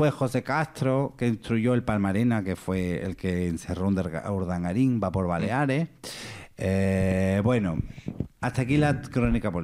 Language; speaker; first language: Spanish; native; Spanish